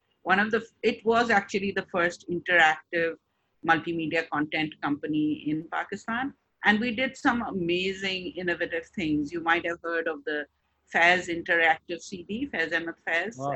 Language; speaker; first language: English; non-native, local second language; Urdu